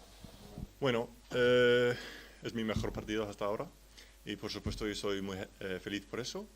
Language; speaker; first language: Spanish; non-native, learner; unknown